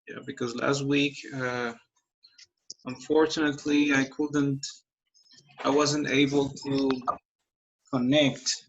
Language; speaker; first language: English; non-native, fluent; Spanish